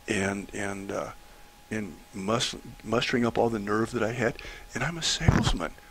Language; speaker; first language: English; native; English